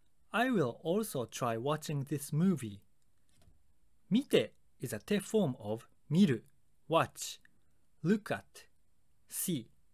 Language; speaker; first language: English; non-native, fluent; Japanese